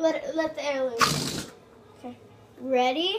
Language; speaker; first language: English; native; English